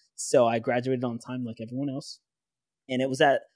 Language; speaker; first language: English; native; English